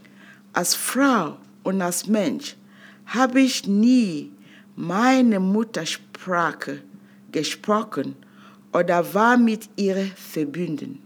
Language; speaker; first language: German; non-native, fluent; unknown